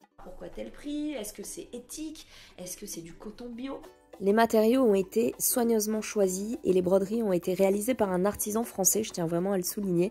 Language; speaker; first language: French; native; French